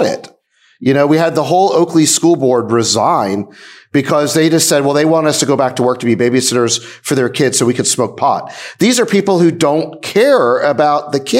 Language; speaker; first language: English; native; English